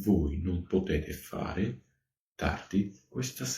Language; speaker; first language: Italian; non-native, fluent; Georgian